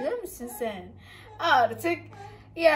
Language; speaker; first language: Turkish; non-native, learner; Indonesian